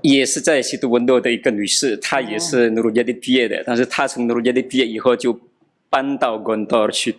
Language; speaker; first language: Chinese; non-native, fluent; Madurese